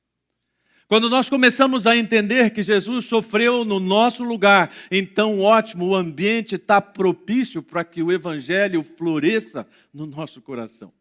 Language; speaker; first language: Portuguese; native; Portuguese